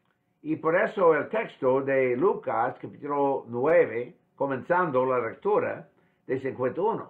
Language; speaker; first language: Spanish; non-native, fluent; English